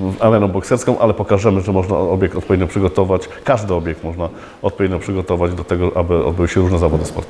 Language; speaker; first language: Polish; native; Polish